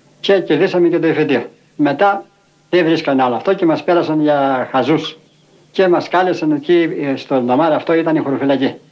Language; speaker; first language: Greek; native; Greek